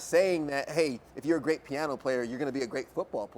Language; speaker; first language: English; native; English